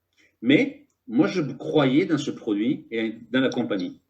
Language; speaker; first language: French; native; French